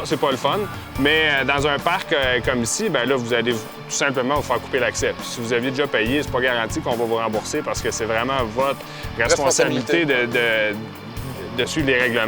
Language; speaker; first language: French; native; French